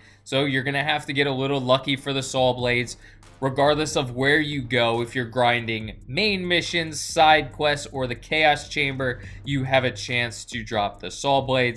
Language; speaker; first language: English; native; English